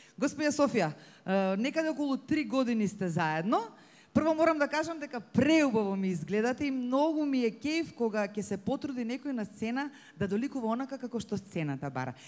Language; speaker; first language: Macedonian; native; Macedonian